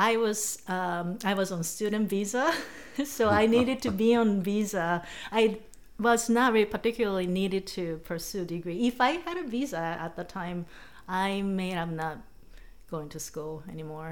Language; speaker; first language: English; non-native, fluent; Japanese